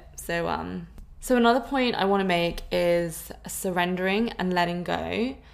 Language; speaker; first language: English; native; English